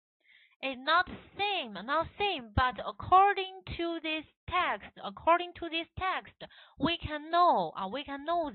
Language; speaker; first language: English; non-native, learner; Chinese